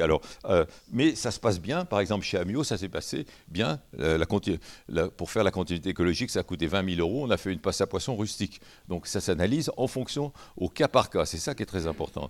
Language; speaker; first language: French; native; French